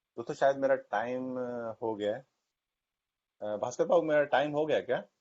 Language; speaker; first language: Hindi; non-native, local second language; Marathi